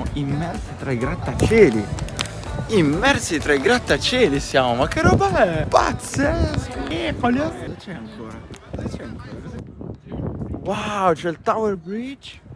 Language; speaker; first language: Italian; native; Italian